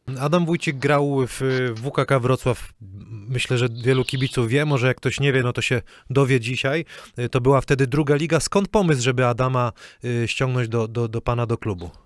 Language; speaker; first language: Polish; native; Polish